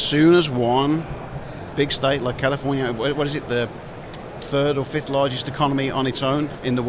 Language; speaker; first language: English; native; English